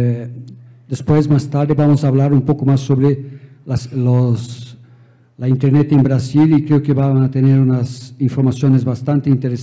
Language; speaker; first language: Spanish; non-native, fluent; Portuguese